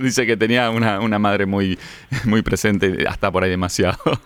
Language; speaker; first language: Spanish; native; Spanish